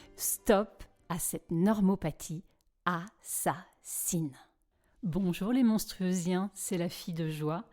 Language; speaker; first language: French; native; French